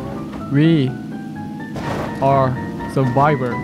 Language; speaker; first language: English; non-native, learner; Korean